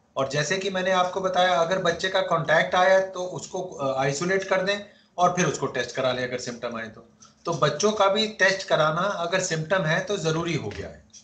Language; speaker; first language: Hindi; native; Hindi